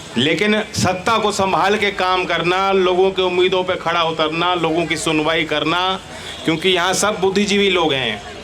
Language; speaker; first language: Hindi; native; Hindi